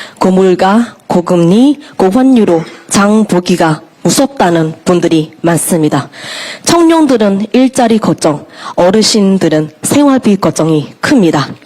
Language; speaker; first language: Korean; non-native, fluent; Burmese